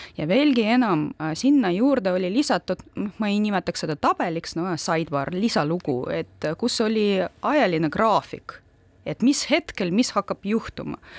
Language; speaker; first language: Estonian; non-native, local second language; Russian